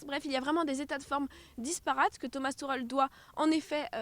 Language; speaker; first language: French; native; French